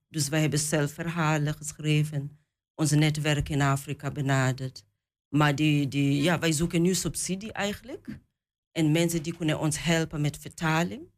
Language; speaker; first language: Dutch; non-native, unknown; Swahili